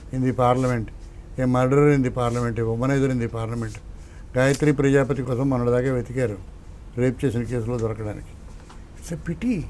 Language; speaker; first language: Telugu; native; Telugu